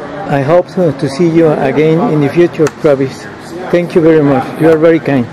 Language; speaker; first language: English; non-native, learner; Spanish